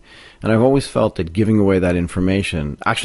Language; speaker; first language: English; native; English